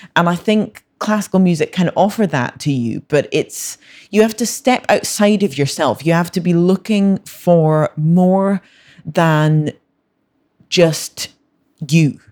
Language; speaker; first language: English; native; English